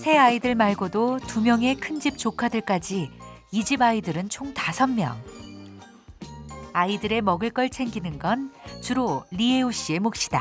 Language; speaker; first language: Korean; native; Korean